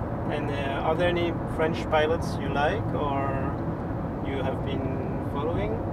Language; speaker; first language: English; non-native, fluent; French